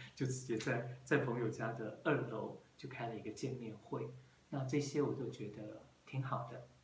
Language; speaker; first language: Chinese; native; Chinese